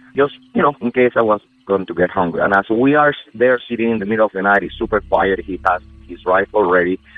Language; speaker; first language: English; non-native, fluent; Spanish